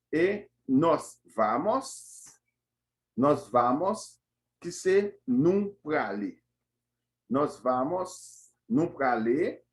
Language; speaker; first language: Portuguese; non-native, fluent; Haitian Creole